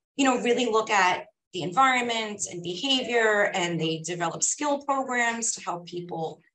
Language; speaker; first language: English; native; English